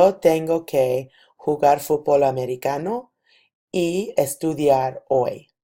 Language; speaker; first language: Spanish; non-native, fluent; English